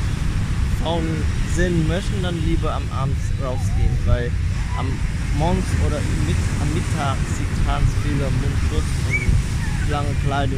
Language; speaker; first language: German; non-native, fluent; Vietnamese